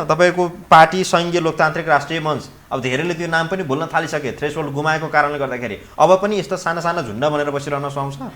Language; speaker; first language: Nepali; native; Nepali